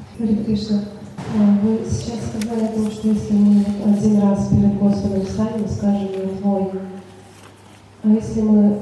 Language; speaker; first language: Russian; native; Russian